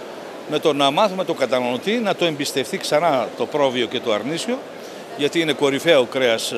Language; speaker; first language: Greek; native; Greek